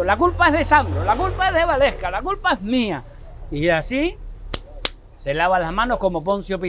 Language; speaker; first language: Spanish; native; Spanish